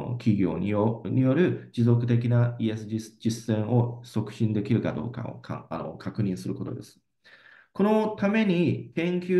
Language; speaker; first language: Japanese; non-native, fluent; Chinese